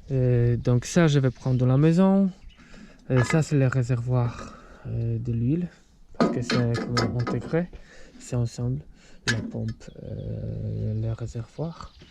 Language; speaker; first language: French; non-native, fluent; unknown